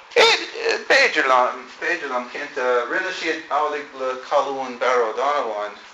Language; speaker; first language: Irish; non-native, fluent; English